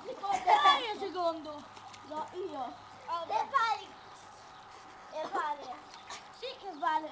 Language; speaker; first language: Italian; early bilingual, other home language; Filipino